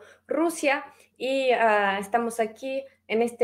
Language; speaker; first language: Spanish; non-native, fluent; Russian